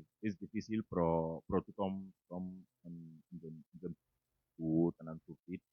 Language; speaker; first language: Catalan; non-native, fluent; Wolof